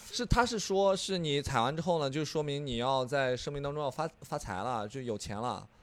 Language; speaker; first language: Chinese; native; Chinese